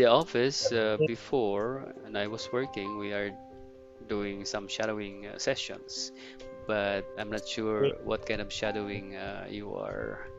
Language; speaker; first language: English; non-native, fluent; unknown